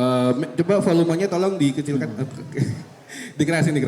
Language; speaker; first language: Indonesian; native; Indonesian